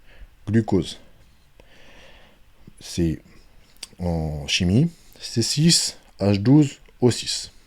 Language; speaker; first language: French; native; French